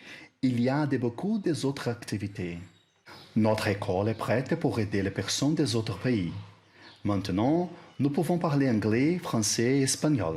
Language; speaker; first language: French; non-native, learner; Portuguese